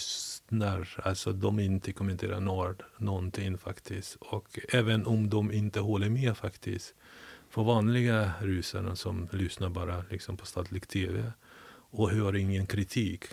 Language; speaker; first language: Swedish; non-native, fluent; Ukrainian